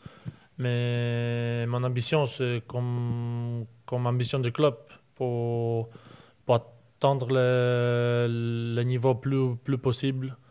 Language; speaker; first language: French; non-native, learner; Polish